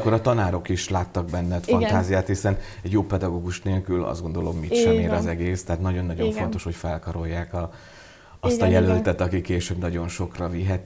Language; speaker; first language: Hungarian; native; Hungarian